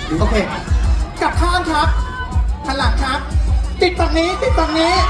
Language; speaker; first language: Thai; native; Thai